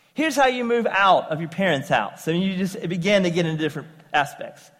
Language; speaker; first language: English; native; English